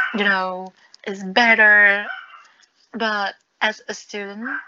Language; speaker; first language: English; non-native, fluent; Vietnamese